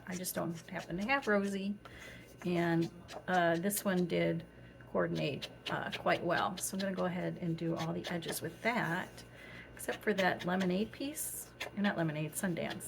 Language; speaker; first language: English; native; English